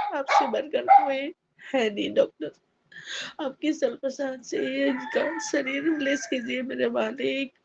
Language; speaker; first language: Hindi; non-native, local second language; Assamese